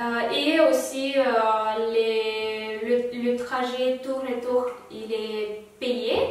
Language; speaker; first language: French; non-native, fluent; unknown